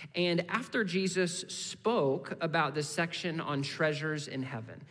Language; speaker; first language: English; native; English